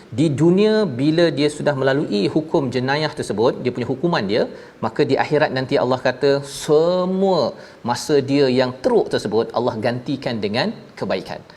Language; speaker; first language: Malay; native; Malay